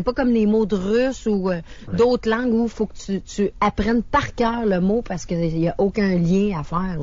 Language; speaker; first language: French; native; French